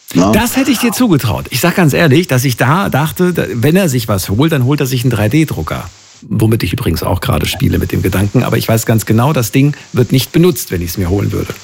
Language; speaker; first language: German; native; German